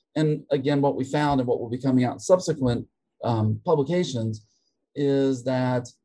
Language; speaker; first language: English; native; English